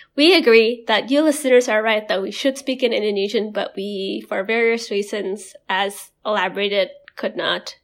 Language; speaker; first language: English; non-native, fluent; Indonesian